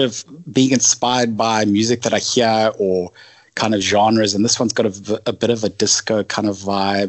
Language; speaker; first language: English; native; English